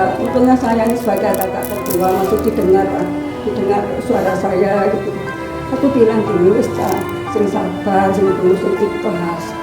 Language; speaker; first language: Indonesian; non-native, local second language; Madurese